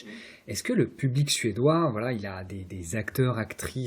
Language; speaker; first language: French; native; French